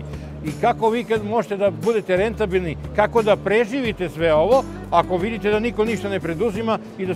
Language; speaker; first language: Serbian; native; Serbian